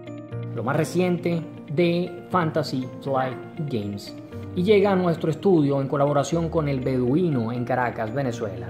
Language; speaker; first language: Spanish; native; Spanish